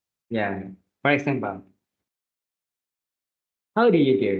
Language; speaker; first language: English; non-native, fluent; Indonesian